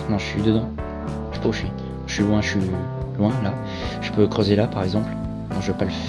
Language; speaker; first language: French; native; French